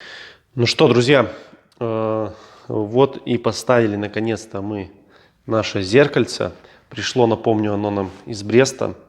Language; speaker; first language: Russian; native; Russian